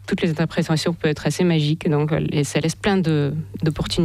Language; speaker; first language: French; non-native, fluent; Russian